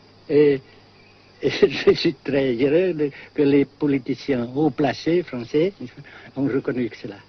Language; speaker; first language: French; non-native, fluent; Vietnamese